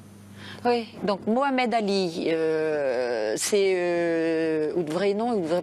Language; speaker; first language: French; native; French